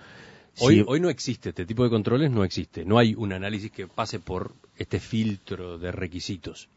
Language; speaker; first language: Spanish; native; Spanish